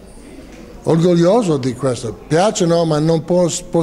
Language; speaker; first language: Italian; non-native, learner; English